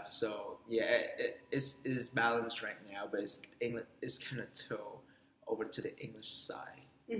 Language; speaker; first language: English; non-native, fluent; Vietnamese